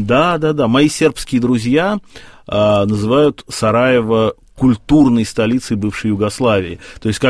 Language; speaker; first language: Russian; native; Russian